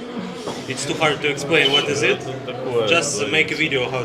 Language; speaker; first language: English; non-native, learner; Russian